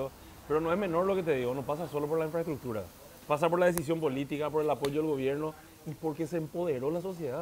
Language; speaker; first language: Spanish; native; Spanish